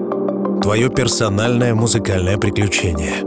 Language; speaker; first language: Russian; native; Russian